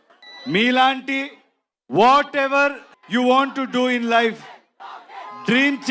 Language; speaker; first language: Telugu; non-native, fluent; Kannada